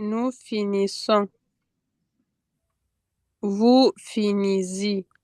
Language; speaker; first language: French; non-native, learner; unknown